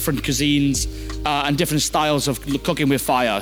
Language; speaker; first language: English; native; English